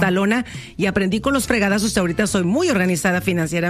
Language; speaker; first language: Spanish; native; Spanish